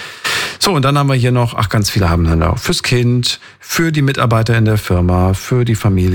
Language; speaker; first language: German; native; German